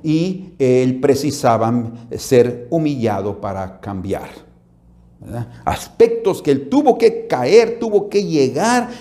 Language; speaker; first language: Spanish; native; Spanish